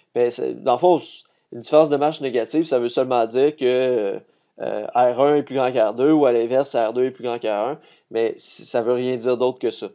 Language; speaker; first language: French; native; French